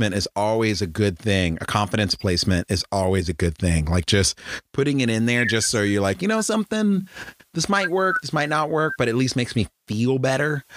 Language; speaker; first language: English; native; English